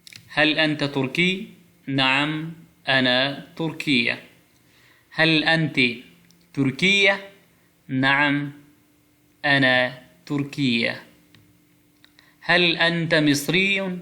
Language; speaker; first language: Arabic; non-native, fluent; Pashto